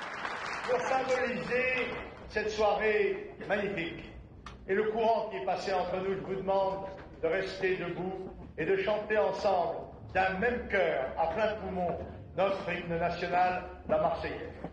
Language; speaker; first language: French; native; French